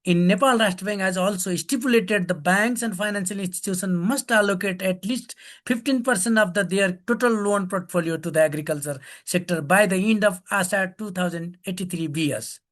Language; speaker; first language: English; non-native, local second language; Nepali